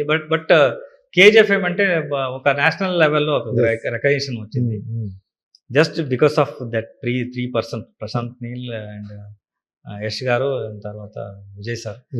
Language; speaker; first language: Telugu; non-native, learner; Kannada